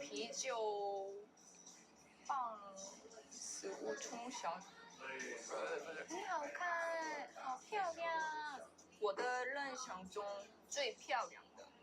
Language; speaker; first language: Chinese; non-native, learner; Korean